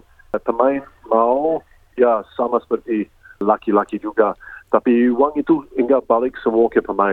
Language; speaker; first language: Indonesian; early bilingual, heritage; English